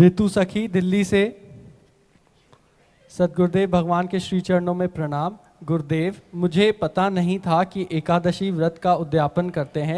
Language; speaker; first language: Hindi; native; Hindi